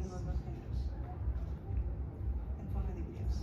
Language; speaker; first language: Spanish; non-native, fluent; Chinese